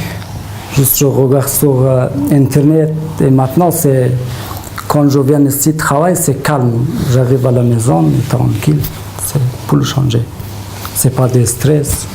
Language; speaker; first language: French; non-native, learner; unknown